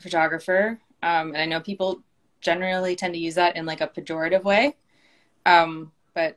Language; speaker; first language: English; native; English